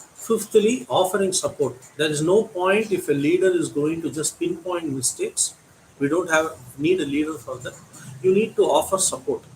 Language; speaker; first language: English; non-native, local second language; Tamil